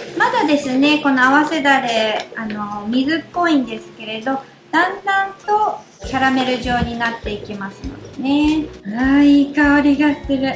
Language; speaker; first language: Japanese; native; Japanese